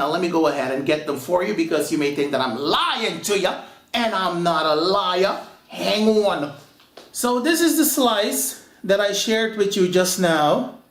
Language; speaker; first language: English; non-native, fluent; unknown